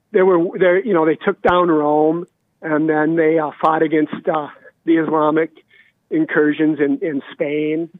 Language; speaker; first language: English; native; English